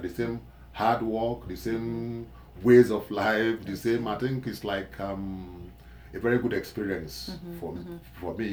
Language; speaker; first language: English; non-native, local second language; Igbo